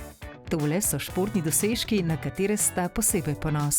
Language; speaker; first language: Slovenian; native; Slovenian